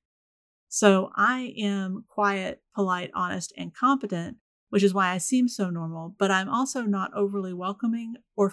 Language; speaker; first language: English; native; English